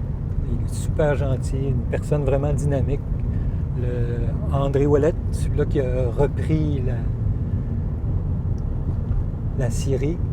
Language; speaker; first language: French; native; French